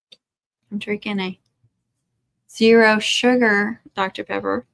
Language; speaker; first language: English; native; English